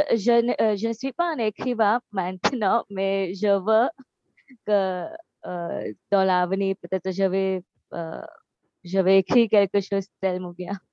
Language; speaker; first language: French; non-native, learner; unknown